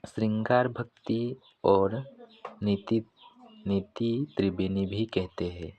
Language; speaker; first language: Hindi; non-native, local second language; Assamese